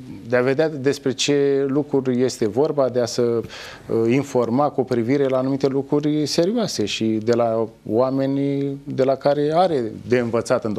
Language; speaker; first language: Romanian; native; Romanian